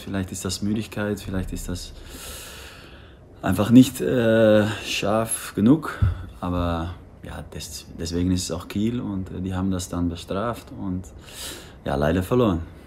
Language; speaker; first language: German; non-native, fluent; Dutch